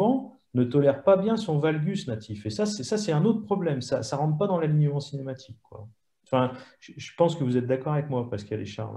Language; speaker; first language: French; native; French